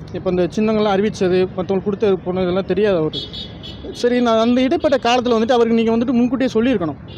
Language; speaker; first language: Tamil; native; Tamil